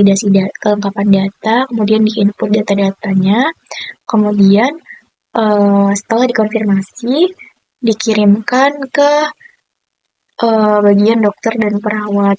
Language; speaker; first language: Indonesian; native; Indonesian